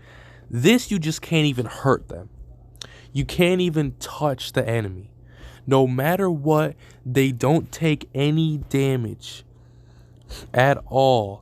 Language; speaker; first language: English; native; English